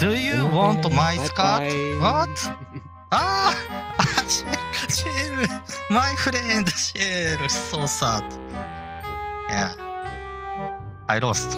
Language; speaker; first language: English; non-native, learner; Japanese